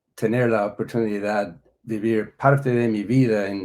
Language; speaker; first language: Spanish; non-native, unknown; English